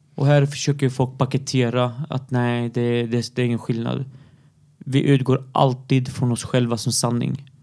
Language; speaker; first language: Swedish; early bilingual, other home language; Arabic